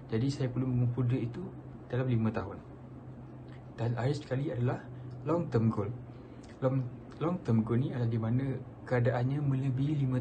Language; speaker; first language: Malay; native; Malay